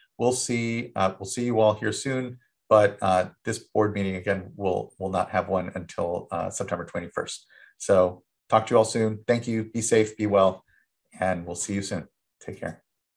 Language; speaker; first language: English; early bilingual, other home language; Spanish